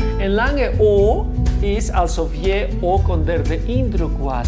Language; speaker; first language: Dutch; non-native, fluent; Spanish